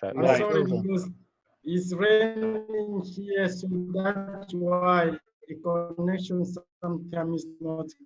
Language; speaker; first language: English; non-native, learner; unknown